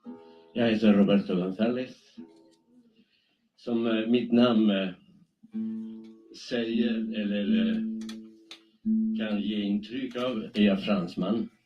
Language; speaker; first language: Swedish; non-native, fluent; Spanish